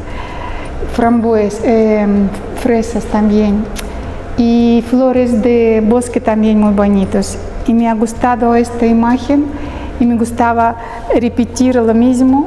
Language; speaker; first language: Spanish; non-native, learner; Russian